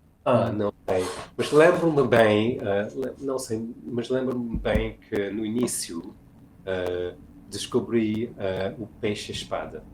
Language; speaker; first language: Portuguese; non-native, fluent; English